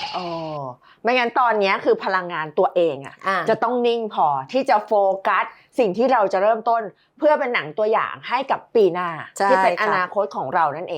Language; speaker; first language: Thai; native; Thai